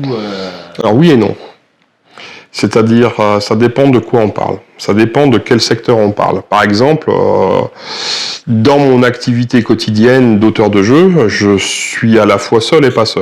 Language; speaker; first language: French; native; French